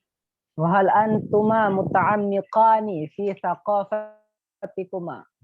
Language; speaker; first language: Arabic; non-native, learner; Indonesian